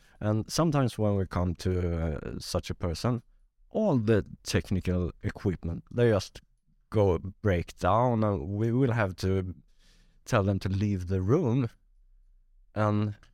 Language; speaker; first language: English; non-native, fluent; Swedish